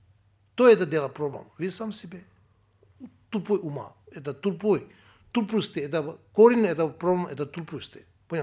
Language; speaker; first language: Russian; non-native, learner; Tibetan